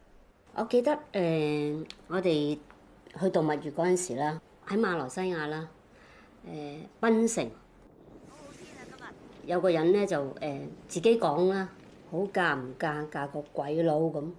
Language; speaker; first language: Cantonese; native; Cantonese